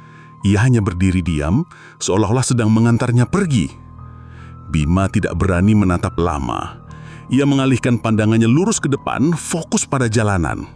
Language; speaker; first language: Indonesian; native; Indonesian